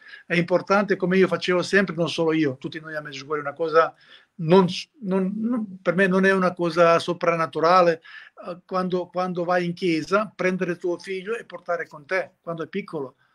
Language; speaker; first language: Italian; non-native, fluent; Croatian